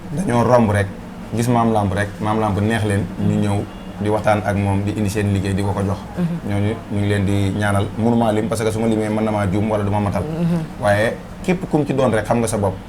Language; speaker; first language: Wolof; native; Wolof